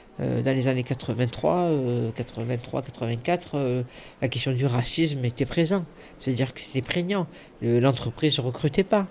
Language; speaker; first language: French; early bilingual, other home language; Arabic